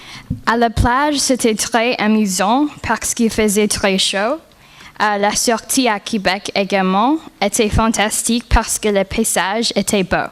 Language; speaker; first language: French; non-native, learner; English